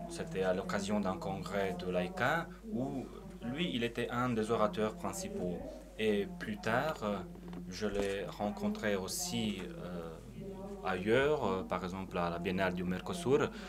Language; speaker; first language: French; non-native, fluent; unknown